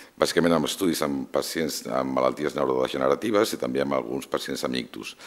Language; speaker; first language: Catalan; non-native, local second language; Spanish